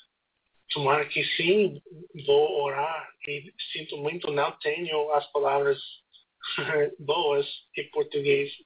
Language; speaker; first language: Portuguese; non-native, learner; English